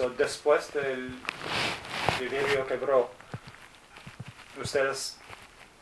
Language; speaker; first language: Spanish; non-native, learner; English